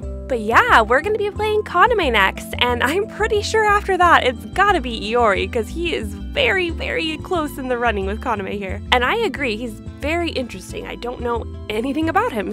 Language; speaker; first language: English; native; English